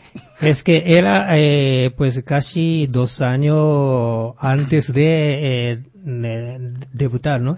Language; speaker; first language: Spanish; non-native, fluent; Japanese